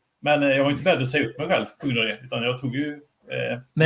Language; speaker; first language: Swedish; native; Swedish